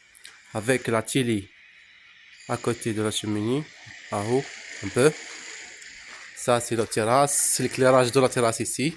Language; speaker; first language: French; non-native, local second language; Arabic